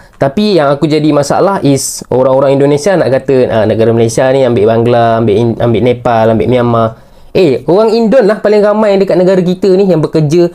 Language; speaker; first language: Malay; native; Malay